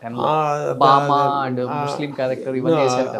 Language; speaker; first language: Telugu; native; Telugu